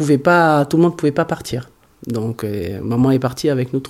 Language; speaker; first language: French; early bilingual, other home language; Hungarian